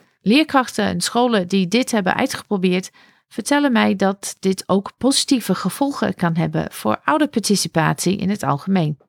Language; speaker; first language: Dutch; non-native, fluent; English